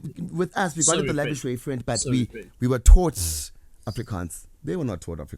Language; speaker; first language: English; non-native, local second language; Zulu